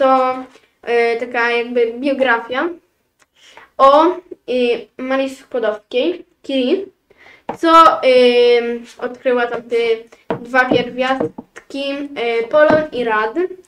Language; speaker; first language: Polish; early bilingual, heritage; Polish